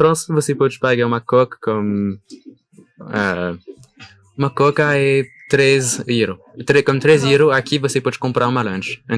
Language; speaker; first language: Portuguese; non-native, learner; French